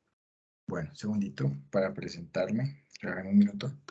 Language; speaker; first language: Spanish; native; Spanish